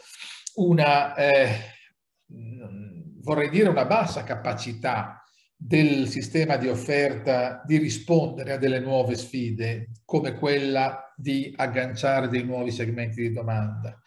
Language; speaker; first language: Italian; native; Italian